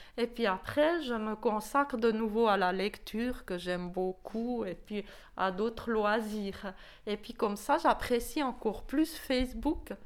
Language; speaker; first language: French; native; French